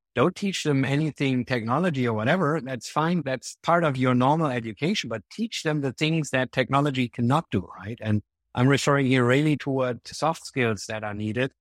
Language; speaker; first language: English; non-native, fluent; German